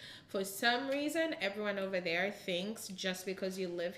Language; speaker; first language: English; non-native, local second language; Ganda